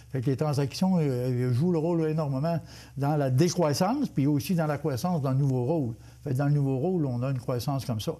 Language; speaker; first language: French; native; French